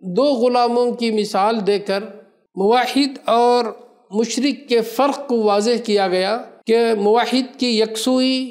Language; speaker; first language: Urdu; native; Urdu